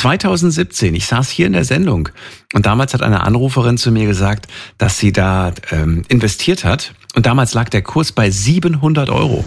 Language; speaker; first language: German; native; German